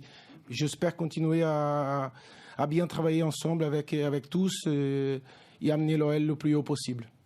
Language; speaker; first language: French; non-native, fluent; Portuguese